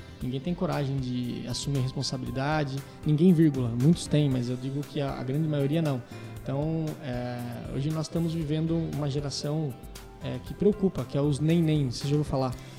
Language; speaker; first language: Portuguese; native; Portuguese